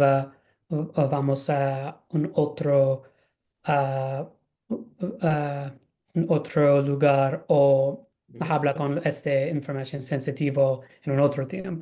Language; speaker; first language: Spanish; non-native, learner; English